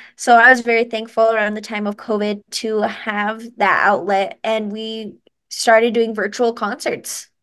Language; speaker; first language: English; native; English